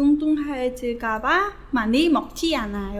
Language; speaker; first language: Korean; non-native, learner; Khmer